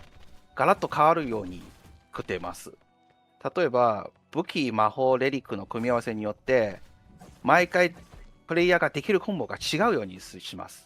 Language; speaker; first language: Japanese; non-native, fluent; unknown